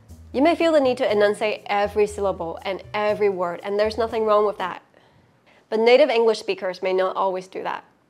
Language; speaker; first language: English; non-native, local second language; Cantonese